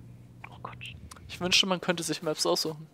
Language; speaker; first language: German; native; German